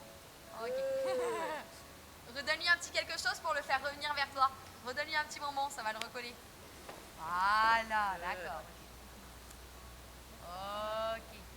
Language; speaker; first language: French; native; French